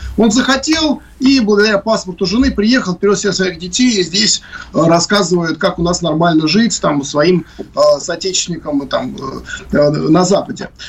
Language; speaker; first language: Russian; native; Russian